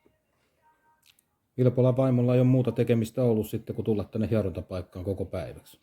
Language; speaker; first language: Finnish; native; Finnish